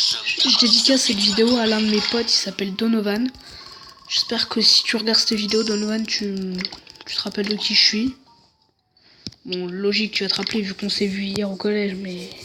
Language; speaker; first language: French; native; French